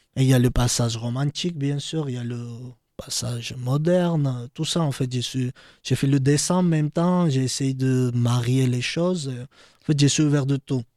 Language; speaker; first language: French; non-native, learner; Georgian